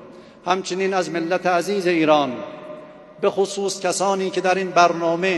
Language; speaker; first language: Persian; native; Persian